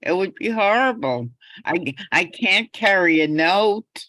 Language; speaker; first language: English; native; English